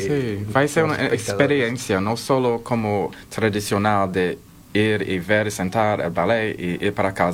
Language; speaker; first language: Spanish; non-native, learner; English